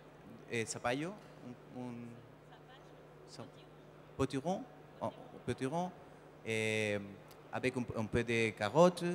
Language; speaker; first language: French; non-native, learner; Spanish